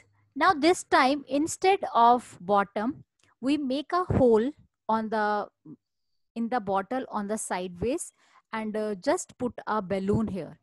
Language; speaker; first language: English; non-native, local second language; Hindi